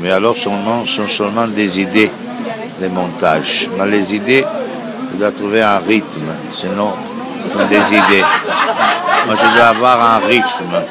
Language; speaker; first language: French; non-native, fluent; Italian